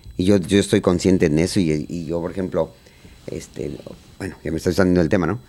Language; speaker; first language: Spanish; native; Spanish